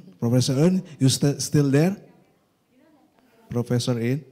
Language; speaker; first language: English; non-native, local second language; Indonesian